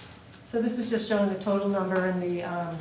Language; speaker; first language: English; native; English